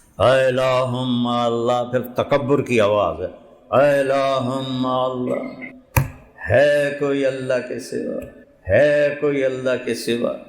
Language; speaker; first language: Urdu; non-native, local second language; Punjabi